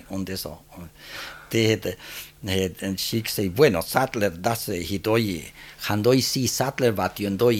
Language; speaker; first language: German; early bilingual, heritage; German